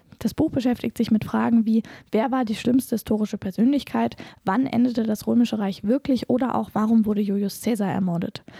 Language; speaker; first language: German; native; German